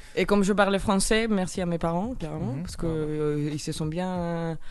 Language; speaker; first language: French; non-native, fluent; Spanish